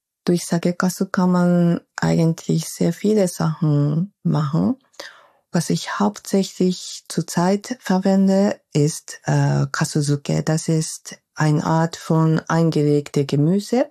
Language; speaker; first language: German; non-native, fluent; Japanese